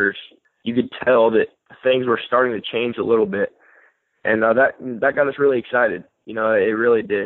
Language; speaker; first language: English; native; English